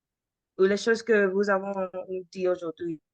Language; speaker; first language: French; early bilingual, heritage; French